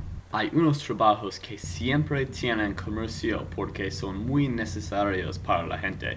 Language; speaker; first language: Spanish; non-native, learner; English